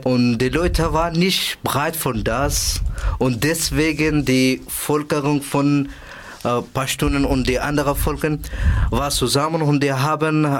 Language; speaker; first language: German; non-native, learner; Persian